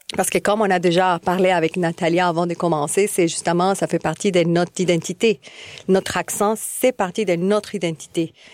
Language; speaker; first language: French; non-native, fluent; Spanish